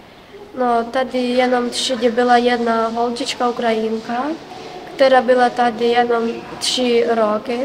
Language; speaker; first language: Czech; non-native, learner; Ukrainian